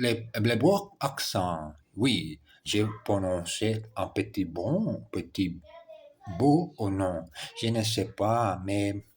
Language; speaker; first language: French; non-native, learner; Portuguese